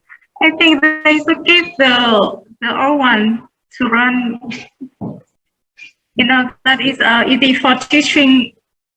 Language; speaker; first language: English; non-native, learner; Vietnamese